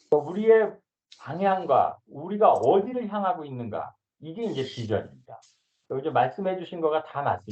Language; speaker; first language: Korean; native; Korean